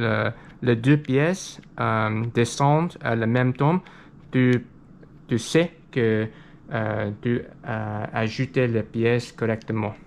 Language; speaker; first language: French; non-native, learner; English